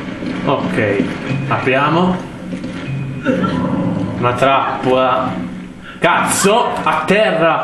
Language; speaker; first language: Italian; native; Italian